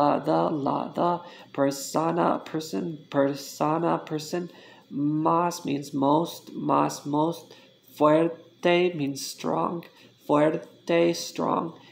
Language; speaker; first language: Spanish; non-native, learner; English